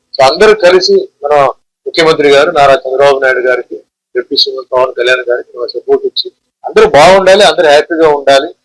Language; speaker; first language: Telugu; native; Telugu